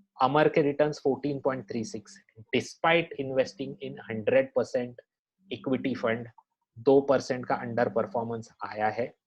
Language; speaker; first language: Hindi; non-native, local second language; Marathi